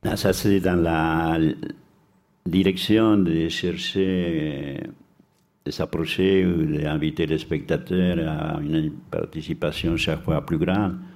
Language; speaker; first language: French; non-native, fluent; Spanish